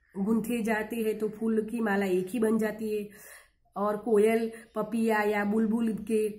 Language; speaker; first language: Hindi; non-native, local second language; Gujarati